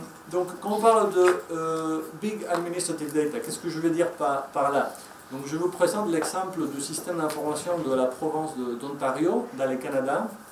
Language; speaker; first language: French; non-native, fluent; Spanish